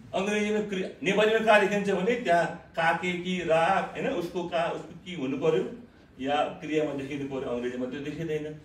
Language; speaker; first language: Nepali; non-native, local second language; Eastern Tamang